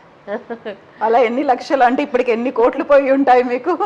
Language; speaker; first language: Telugu; native; Telugu